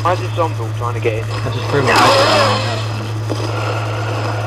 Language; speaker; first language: English; native; English